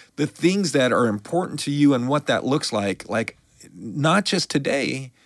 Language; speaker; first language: English; native; English